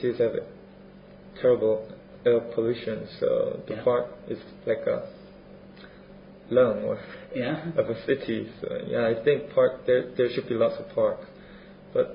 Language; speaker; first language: English; non-native, fluent; Korean